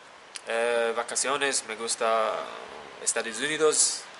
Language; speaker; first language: Spanish; non-native, learner; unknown